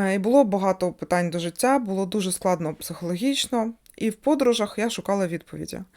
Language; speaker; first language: Ukrainian; non-native, local second language; Russian